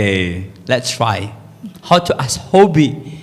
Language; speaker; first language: English; non-native, learner; Indonesian